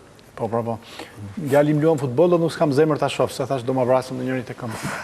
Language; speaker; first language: Albanian; native; Albanian